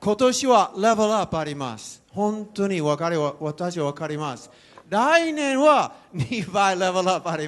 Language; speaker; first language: Japanese; non-native, learner; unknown